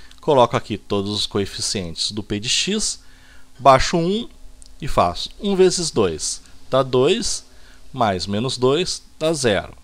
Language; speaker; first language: Portuguese; native; Portuguese